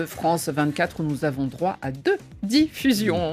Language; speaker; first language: French; native; French